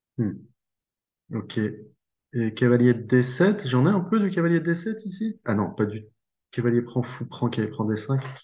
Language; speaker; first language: French; native; French